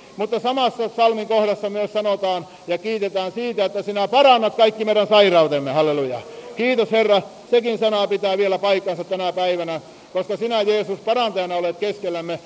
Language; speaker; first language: Finnish; native; Finnish